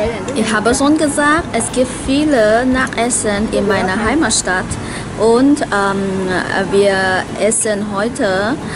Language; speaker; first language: German; non-native, learner; Chinese